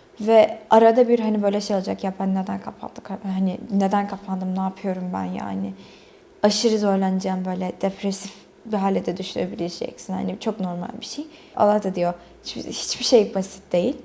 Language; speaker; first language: Turkish; early bilingual, other home language; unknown